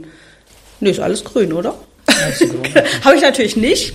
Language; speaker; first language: German; native; German